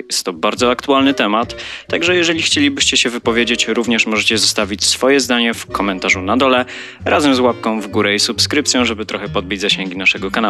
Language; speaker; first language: Polish; native; Polish